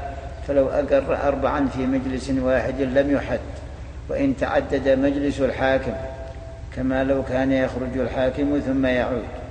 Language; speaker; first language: Arabic; native; Arabic